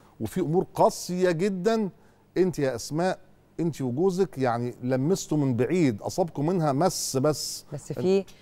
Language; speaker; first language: Arabic; native; Arabic